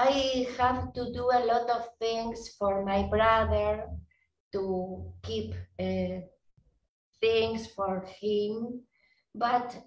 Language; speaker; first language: English; non-native, learner; Spanish